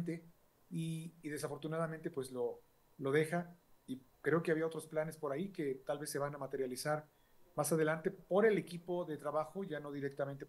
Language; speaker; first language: Spanish; native; Spanish